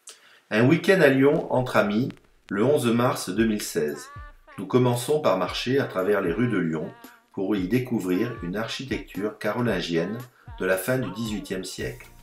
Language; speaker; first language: French; native; French